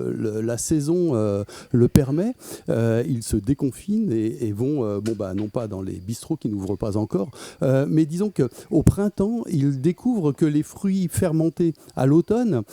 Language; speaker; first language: French; native; French